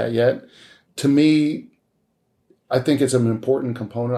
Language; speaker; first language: English; native; English